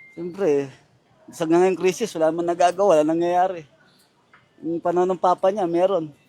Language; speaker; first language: Filipino; native; Filipino